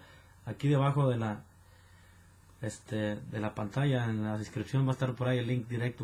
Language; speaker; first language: Spanish; native; Spanish